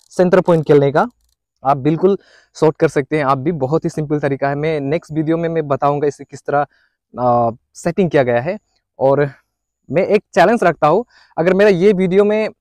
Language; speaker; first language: Hindi; non-native, local second language; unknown